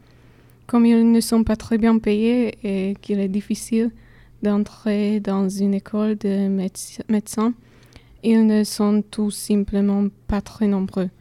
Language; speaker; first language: French; non-native, fluent; Slovak